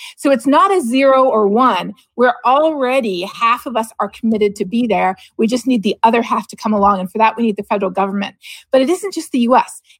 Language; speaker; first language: English; native; English